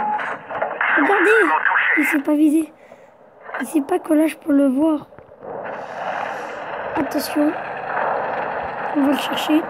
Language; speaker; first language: French; native; French